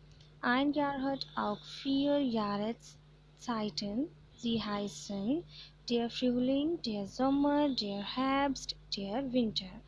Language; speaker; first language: German; non-native, fluent; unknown